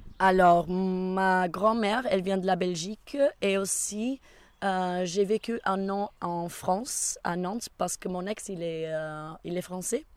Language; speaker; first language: French; non-native, fluent; Portuguese